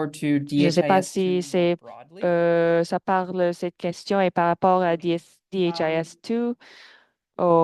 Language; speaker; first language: French; non-native, fluent; English